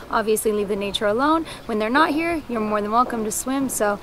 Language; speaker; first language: English; native; English